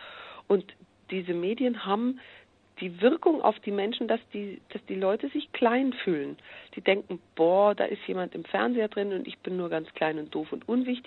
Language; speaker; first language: German; native; German